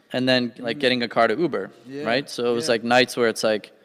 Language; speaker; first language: English; native; English